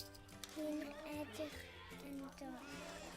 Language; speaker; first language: Welsh; non-native, local second language; English